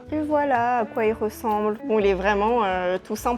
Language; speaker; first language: French; native; French